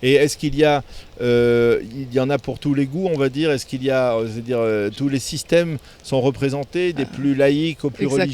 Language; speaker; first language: French; native; French